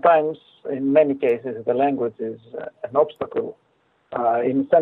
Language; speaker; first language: English; non-native, fluent; Greek